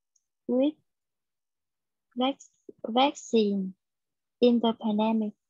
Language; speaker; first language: English; non-native, learner; Vietnamese